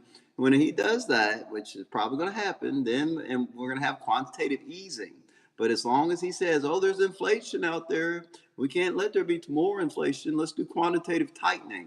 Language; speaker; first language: English; native; English